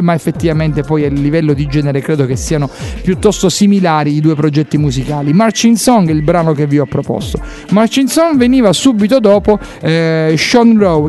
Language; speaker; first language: Italian; native; Italian